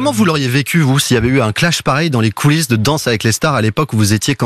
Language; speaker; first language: French; native; French